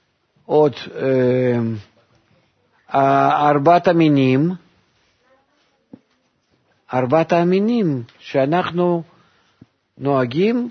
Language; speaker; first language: Hebrew; non-native, fluent; Russian